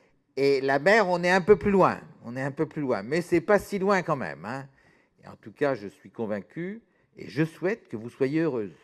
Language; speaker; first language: French; native; French